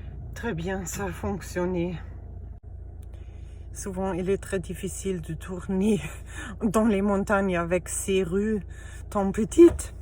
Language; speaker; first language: French; non-native, fluent; German